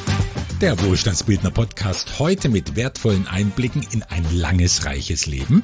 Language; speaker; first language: German; native; German